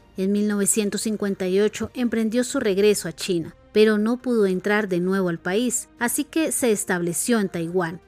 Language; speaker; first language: Spanish; native; Spanish